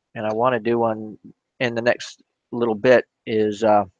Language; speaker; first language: English; native; English